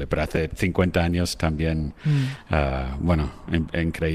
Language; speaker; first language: Spanish; non-native, fluent; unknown